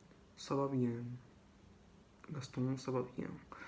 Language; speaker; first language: French; non-native, learner; Spanish